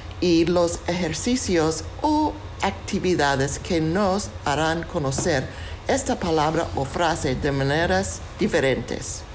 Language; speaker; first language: Spanish; non-native, fluent; English